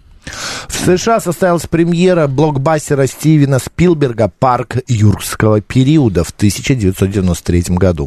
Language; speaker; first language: Russian; native; Russian